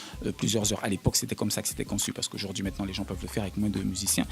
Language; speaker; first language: French; native; French